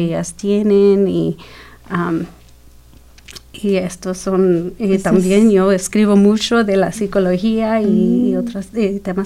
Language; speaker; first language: Spanish; early bilingual, heritage; Spanish